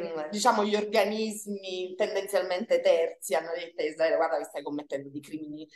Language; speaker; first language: Italian; native; Italian